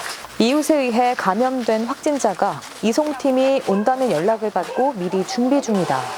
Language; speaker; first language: Korean; native; Korean